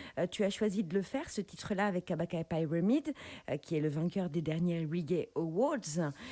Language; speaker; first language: French; native; French